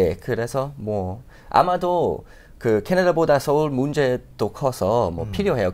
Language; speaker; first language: Korean; non-native, fluent; English